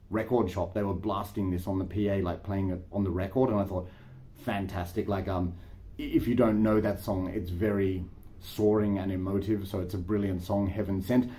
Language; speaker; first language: English; native; English